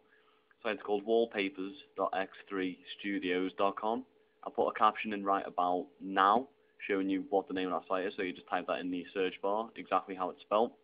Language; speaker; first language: English; native; English